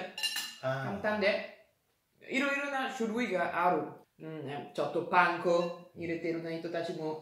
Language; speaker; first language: Japanese; non-native, learner; Italian